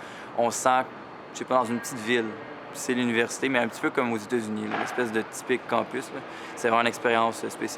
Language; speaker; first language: French; native; French